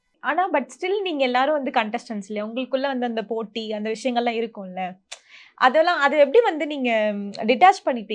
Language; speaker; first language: Tamil; native; Tamil